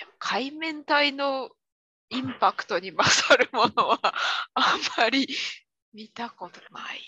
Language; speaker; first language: Japanese; native; Japanese